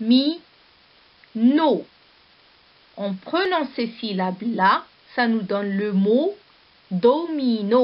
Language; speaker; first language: French; non-native, local second language; Arabic